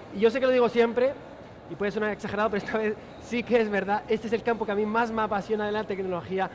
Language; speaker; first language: Spanish; native; Spanish